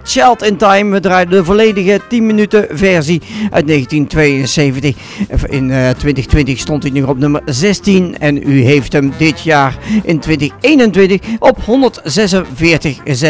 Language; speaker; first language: Dutch; native; Dutch